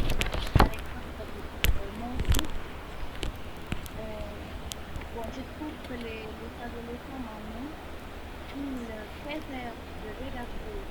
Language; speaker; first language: French; non-native, learner; Spanish